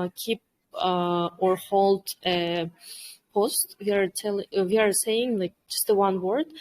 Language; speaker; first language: English; non-native, fluent; Kyrgyz